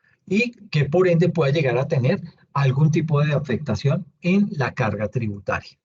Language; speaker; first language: Spanish; native; Spanish